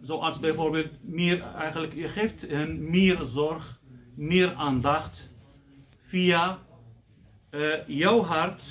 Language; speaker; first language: Dutch; non-native, fluent; Arabic